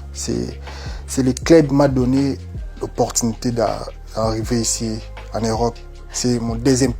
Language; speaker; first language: French; non-native, local second language; Lingala